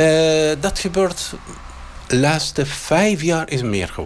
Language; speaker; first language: Dutch; non-native, learner; Arabic